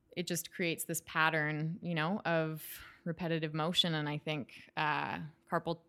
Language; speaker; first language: English; native; English